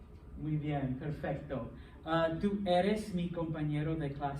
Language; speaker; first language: Spanish; non-native, fluent; English